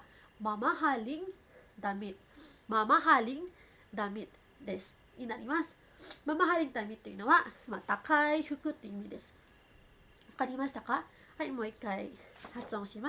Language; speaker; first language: Japanese; non-native, fluent; Filipino